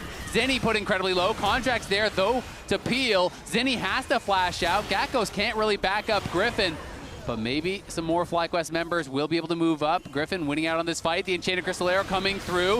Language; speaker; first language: English; native; English